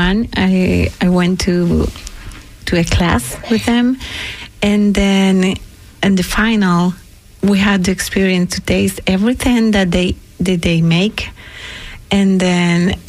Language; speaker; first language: English; non-native, learner; Spanish